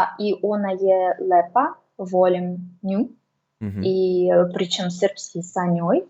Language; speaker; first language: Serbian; non-native, learner; Russian